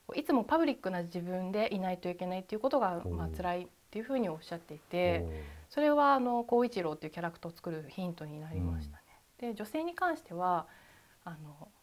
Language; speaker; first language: Japanese; native; Japanese